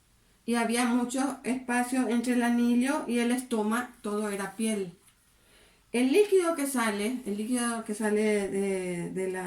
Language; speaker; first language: Spanish; native; Spanish